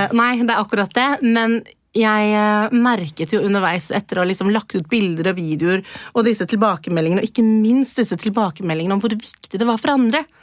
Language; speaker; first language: Norwegian; early bilingual, other home language; Persian